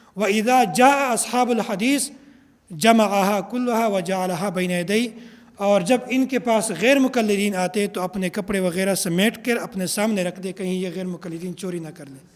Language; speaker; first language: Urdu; non-native, local second language; Pashto